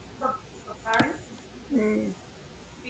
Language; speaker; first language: English; non-native, learner; Spanish